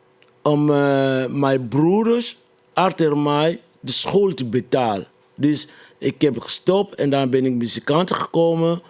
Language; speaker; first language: Dutch; non-native, fluent; Lingala